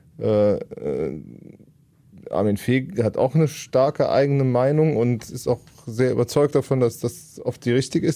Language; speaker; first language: German; native; German